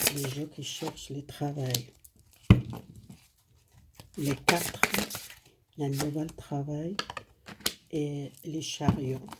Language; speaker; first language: French; non-native, fluent; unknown